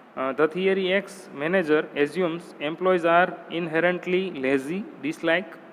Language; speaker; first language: English; non-native, local second language; Gujarati